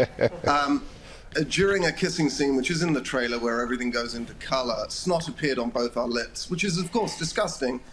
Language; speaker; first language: English; native; English